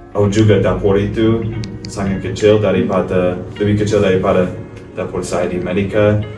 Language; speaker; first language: Indonesian; non-native, learner; English